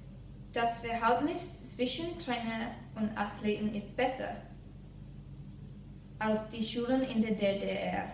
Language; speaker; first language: German; non-native, learner; English